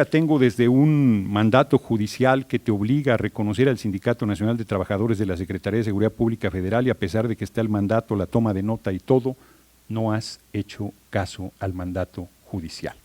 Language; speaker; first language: Spanish; native; Spanish